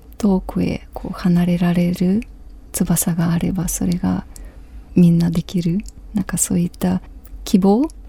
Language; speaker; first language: Japanese; non-native, fluent; Ukrainian